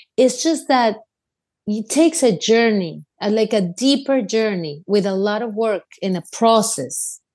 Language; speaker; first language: English; non-native, fluent; Spanish